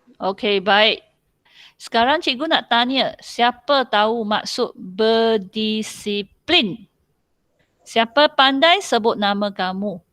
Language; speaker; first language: Malay; non-native, local second language; Chinese